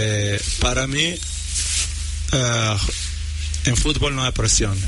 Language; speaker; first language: Spanish; non-native, learner; Portuguese